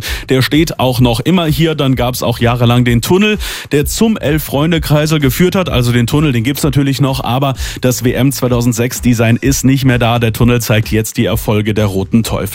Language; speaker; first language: German; native; German